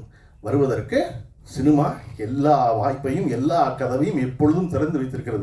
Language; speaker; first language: Tamil; native; Tamil